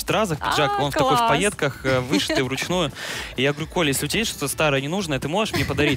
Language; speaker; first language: Russian; native; Russian